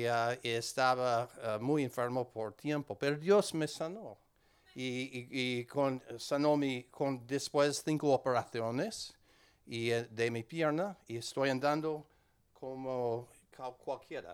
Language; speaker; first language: Spanish; non-native, learner; English